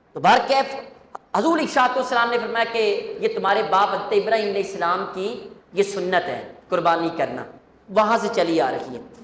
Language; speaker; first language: Urdu; non-native, local second language; Punjabi